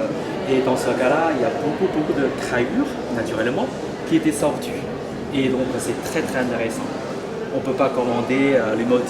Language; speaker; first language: French; non-native, learner; Chinese